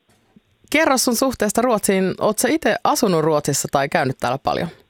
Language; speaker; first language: Finnish; native; Finnish